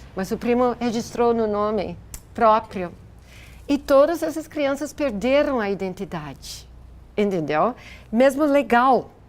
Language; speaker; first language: Portuguese; non-native, fluent; English